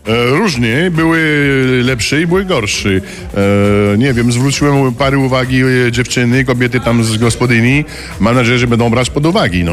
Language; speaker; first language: Polish; non-native, fluent; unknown